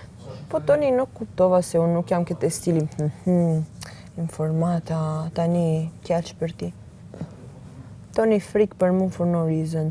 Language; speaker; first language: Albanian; early bilingual, heritage; Albanian